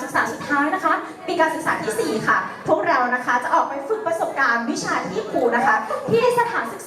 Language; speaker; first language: Thai; native; Thai